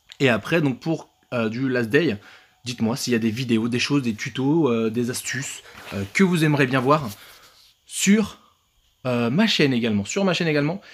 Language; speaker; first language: French; native; French